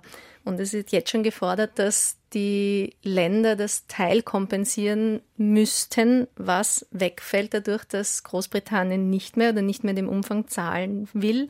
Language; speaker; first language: German; native; German